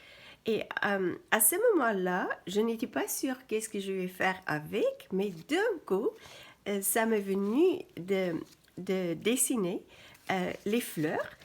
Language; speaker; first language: French; non-native, fluent; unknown